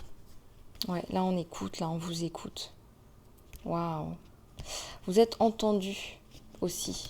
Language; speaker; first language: French; native; French